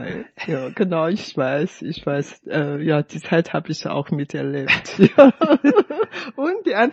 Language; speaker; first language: German; non-native, fluent; Chinese